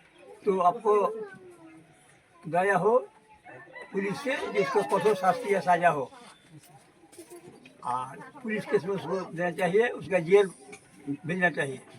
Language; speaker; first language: Hindi; non-native, local second language; Bangla